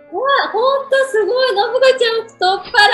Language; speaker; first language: Japanese; native; Japanese